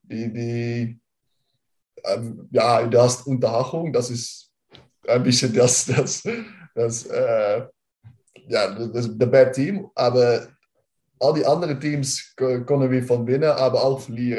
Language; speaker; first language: German; non-native, learner; Dutch